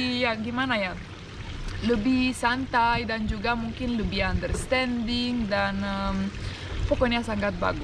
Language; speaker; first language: Indonesian; non-native, fluent; Romanian